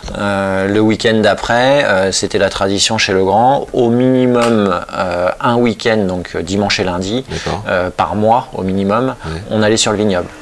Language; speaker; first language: French; native; French